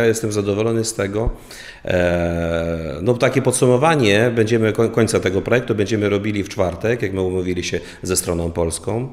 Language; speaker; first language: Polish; non-native, fluent; Ukrainian